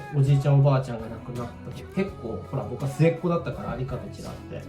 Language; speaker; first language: Japanese; native; Japanese